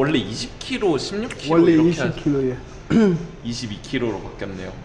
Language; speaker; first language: Korean; native; Korean